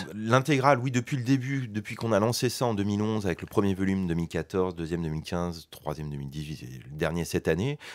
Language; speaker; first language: French; native; French